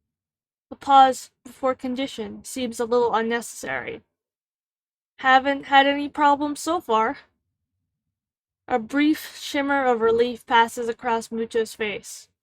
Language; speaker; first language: English; native; English